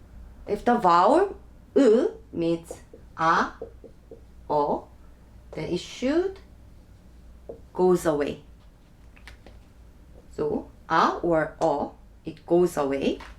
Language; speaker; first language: English; non-native, fluent; Korean